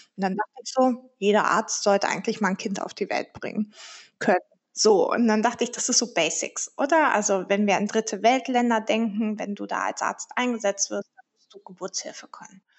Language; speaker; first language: German; early bilingual, heritage; German